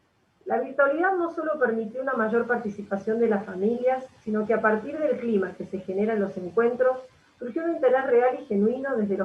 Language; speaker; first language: Spanish; native; Spanish